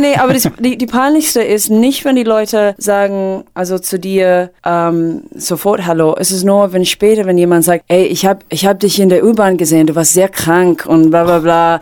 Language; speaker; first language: German; non-native, fluent; English